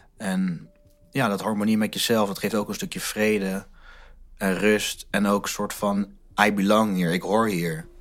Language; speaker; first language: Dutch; native; Dutch